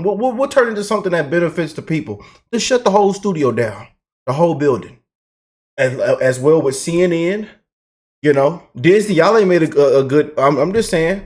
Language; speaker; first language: English; native; English